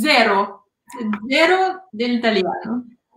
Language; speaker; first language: Italian; non-native, learner; Russian